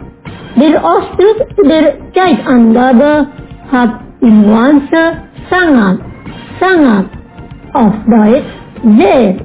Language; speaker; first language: German; non-native, learner; Indonesian